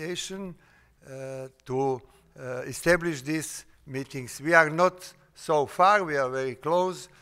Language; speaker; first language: English; non-native, fluent; Serbian